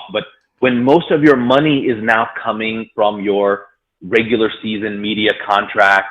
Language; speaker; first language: English; native; English